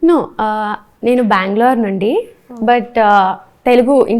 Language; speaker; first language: Telugu; early bilingual, heritage; Telugu